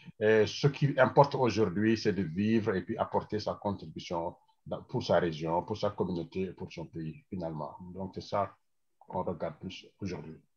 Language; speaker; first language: French; non-native, local second language; Wolof